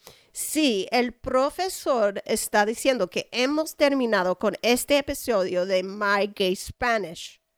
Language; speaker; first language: Spanish; non-native, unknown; English